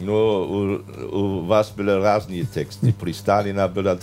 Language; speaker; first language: Russian; non-native, fluent; German